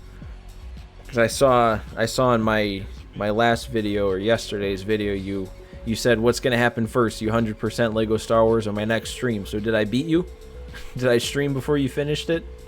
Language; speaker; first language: English; native; English